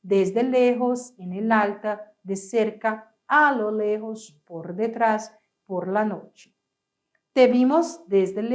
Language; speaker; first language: Spanish; non-native, fluent; Portuguese